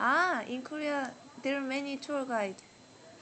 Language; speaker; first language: English; non-native, learner; Korean